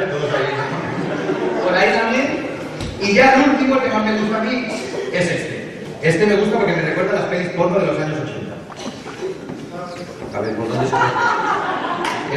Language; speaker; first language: Spanish; native; Spanish